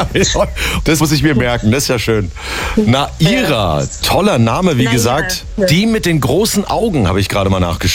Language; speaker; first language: German; native; German